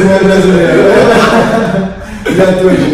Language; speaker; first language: Russian; non-native, learner; Portuguese